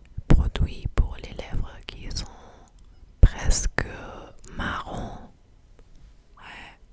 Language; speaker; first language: French; non-native, fluent; English